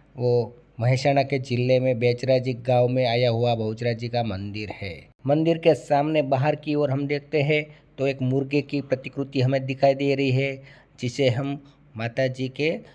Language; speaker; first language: Hindi; non-native, local second language; Gujarati